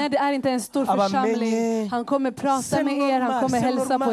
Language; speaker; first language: Swedish; early bilingual, other home language; Kinyarwanda